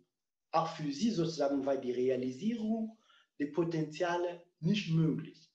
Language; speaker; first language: German; non-native, fluent; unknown